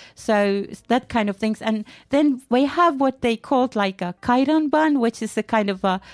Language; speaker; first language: English; non-native, fluent; Finnish